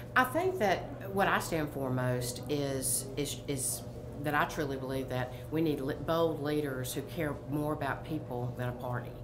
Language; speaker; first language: English; native; English